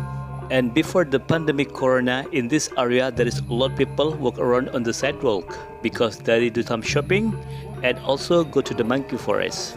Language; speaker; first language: English; non-native, learner; Indonesian